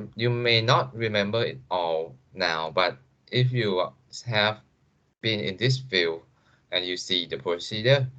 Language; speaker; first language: English; non-native, fluent; Thai